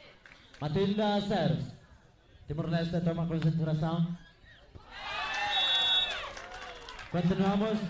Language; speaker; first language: Portuguese; non-native, local second language; Tetum